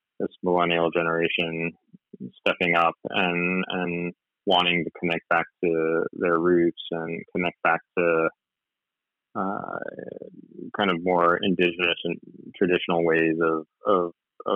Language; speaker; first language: English; native; English